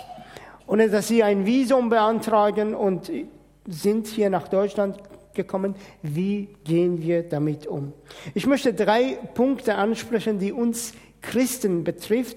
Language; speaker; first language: German; non-native, fluent; Persian